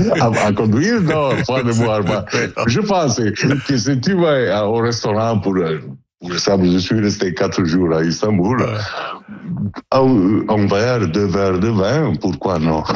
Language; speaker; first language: French; non-native, learner; Italian